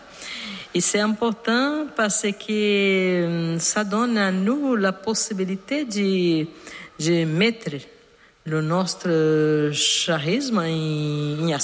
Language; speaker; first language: French; non-native, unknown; Portuguese